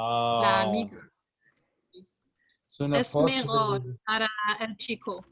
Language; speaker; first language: Spanish; non-native, learner; English